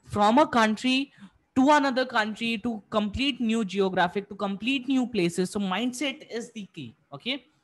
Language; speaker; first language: English; non-native, local second language; Hindi